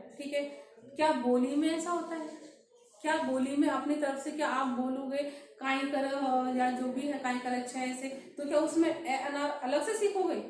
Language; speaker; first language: Hindi; native; Hindi